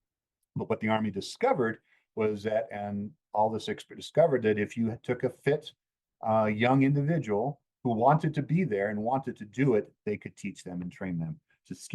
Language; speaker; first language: English; native; English